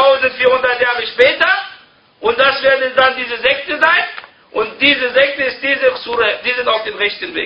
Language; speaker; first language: German; non-native, fluent; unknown